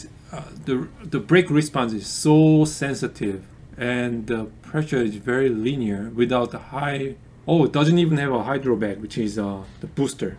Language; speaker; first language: English; non-native, fluent; Korean